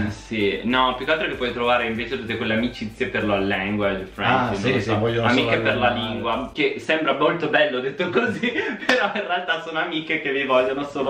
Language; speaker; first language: Italian; native; Italian